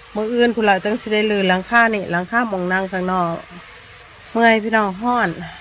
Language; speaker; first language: Thai; native; Thai